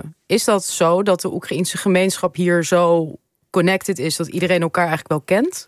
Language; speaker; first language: Dutch; native; Dutch